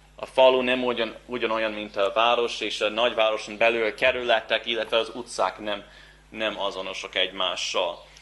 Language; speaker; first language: Hungarian; non-native, fluent; English